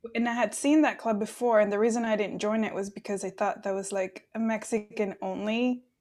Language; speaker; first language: English; early bilingual, other home language; Spanish